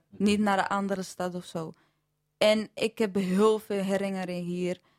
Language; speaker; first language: Dutch; non-native, fluent; Arabic